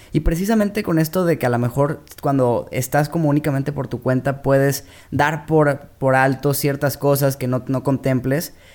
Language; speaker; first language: Spanish; native; Spanish